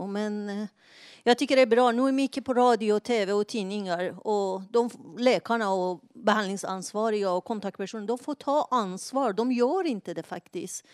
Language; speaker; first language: Swedish; non-native, fluent; Persian